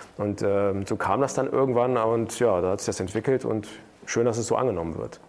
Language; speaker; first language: German; early bilingual, other home language; Turkish